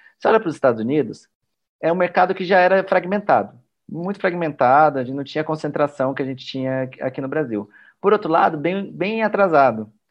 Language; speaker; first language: Portuguese; native; Portuguese